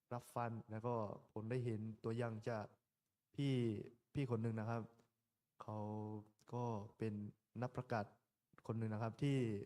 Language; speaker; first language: Thai; non-native, local second language; S'gaw Karen